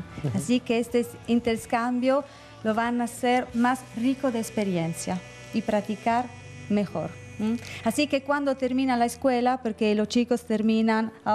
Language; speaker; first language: Spanish; non-native, fluent; Italian